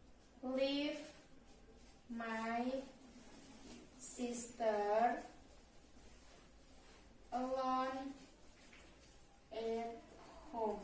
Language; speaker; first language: English; non-native, learner; Indonesian